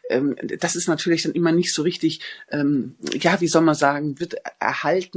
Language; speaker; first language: German; native; German